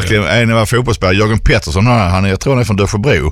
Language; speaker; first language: Swedish; native; Swedish